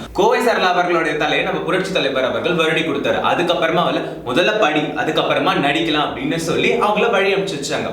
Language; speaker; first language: Tamil; native; Tamil